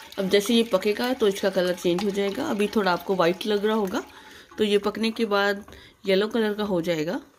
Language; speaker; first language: Hindi; non-native, local second language; Punjabi